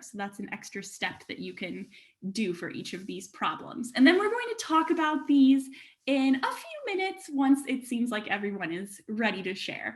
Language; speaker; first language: English; native; English